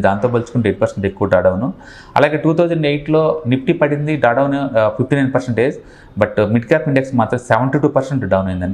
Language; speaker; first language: Telugu; native; Telugu